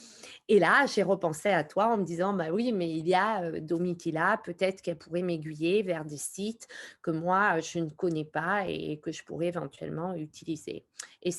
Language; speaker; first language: French; native; French